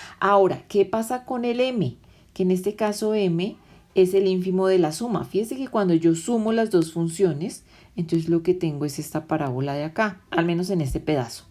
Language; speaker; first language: Spanish; native; Spanish